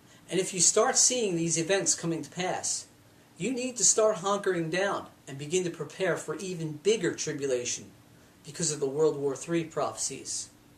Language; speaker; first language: English; native; English